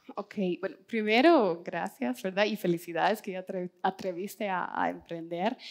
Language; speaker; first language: Spanish; non-native, fluent; German